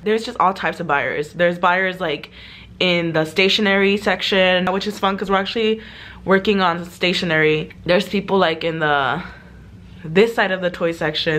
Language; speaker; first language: English; early bilingual, other home language; Spanish